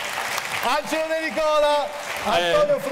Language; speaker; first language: Italian; native; Italian